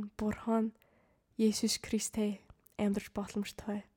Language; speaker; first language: Mongolian; non-native, fluent; English